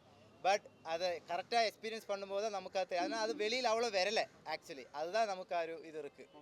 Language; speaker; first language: Tamil; non-native, learner; Malayalam